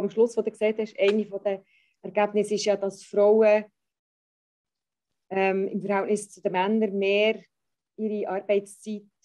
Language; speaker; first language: German; native; German